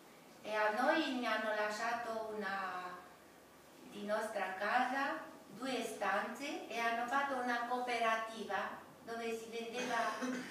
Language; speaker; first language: Italian; non-native, fluent; Romanian